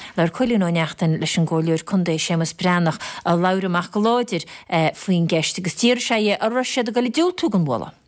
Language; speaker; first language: Irish; native; Irish